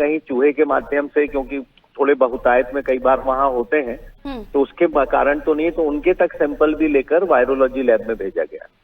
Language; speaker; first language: Hindi; native; Hindi